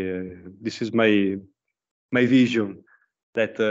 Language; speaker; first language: English; non-native, learner; Italian